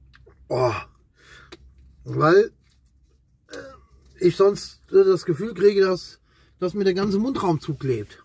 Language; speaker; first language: German; native; German